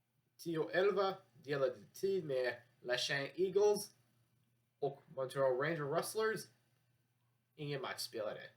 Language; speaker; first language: Swedish; non-native, learner; English